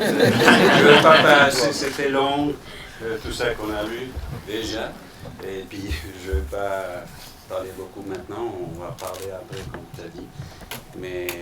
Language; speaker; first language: French; non-native, fluent; Danish